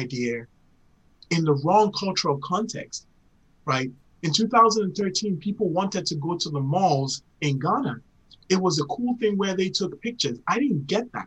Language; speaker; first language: English; non-native, local second language; Akan